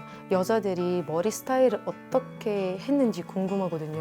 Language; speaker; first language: Korean; non-native, fluent; Arabic